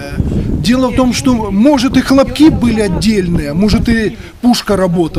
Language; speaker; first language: Russian; native; Russian